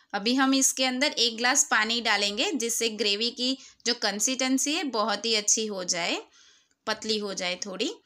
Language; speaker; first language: Hindi; non-native, local second language; Gujarati